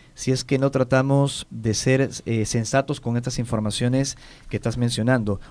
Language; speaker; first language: Spanish; native; Spanish